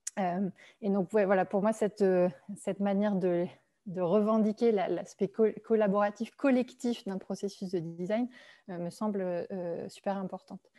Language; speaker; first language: French; native; French